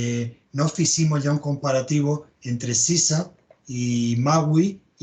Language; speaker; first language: Portuguese; non-native, learner; Spanish